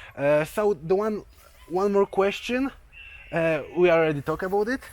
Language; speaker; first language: English; non-native, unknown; Polish